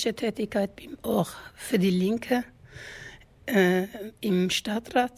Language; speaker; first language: German; non-native, fluent; Kurdish